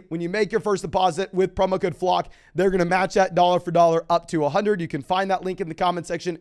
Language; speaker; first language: English; native; English